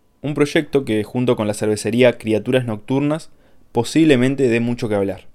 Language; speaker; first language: Spanish; native; Spanish